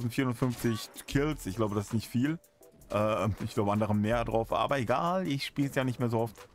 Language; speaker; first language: German; native; German